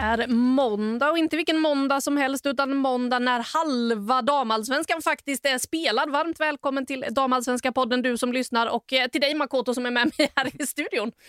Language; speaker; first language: Swedish; native; Swedish